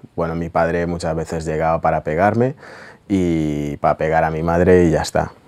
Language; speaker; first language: Spanish; early bilingual, other home language; Russian